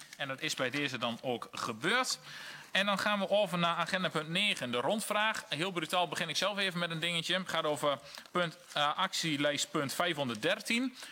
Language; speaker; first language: Dutch; native; Dutch